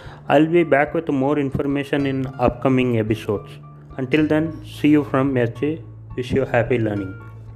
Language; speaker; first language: English; non-native, local second language; Tamil